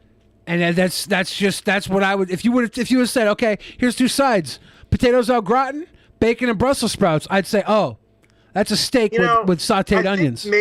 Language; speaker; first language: English; native; English